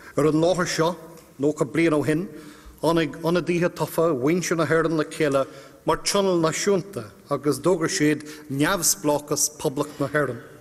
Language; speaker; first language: Irish; non-native, local second language; English